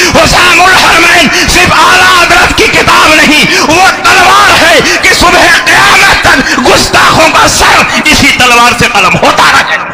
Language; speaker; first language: Urdu; native; Urdu